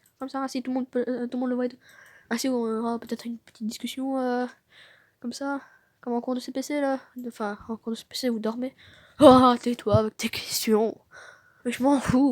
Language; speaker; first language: French; native; French